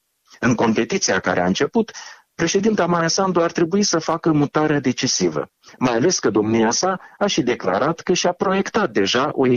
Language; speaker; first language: Romanian; native; Romanian